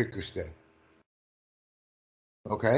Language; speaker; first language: Japanese; non-native, learner; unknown